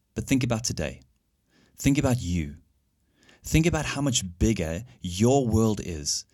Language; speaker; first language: English; native; English